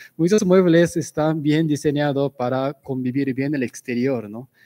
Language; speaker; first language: Spanish; non-native, fluent; Japanese